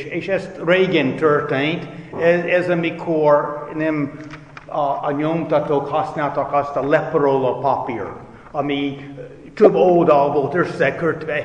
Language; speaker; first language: Hungarian; non-native, fluent; English